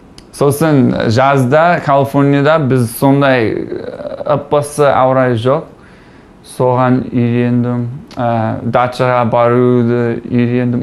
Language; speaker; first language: Kazakh; non-native, learner; English